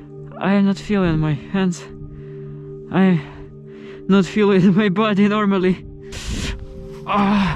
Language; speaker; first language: English; non-native, learner; Russian